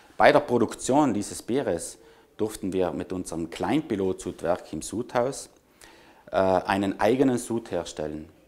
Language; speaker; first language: German; native; German